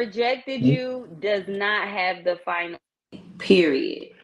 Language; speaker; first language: English; native; English